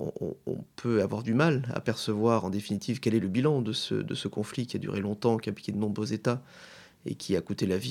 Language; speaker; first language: French; native; French